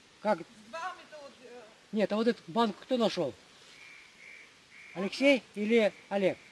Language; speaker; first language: Russian; native; Russian